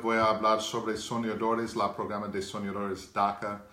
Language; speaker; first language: Spanish; non-native, learner; English